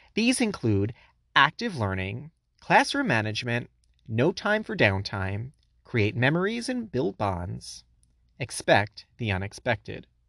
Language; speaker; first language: English; native; English